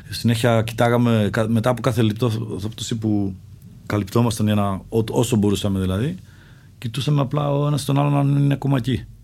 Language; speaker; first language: Greek; early bilingual, other home language; Czech